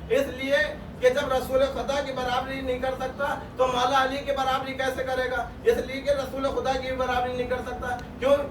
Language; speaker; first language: Urdu; native; Urdu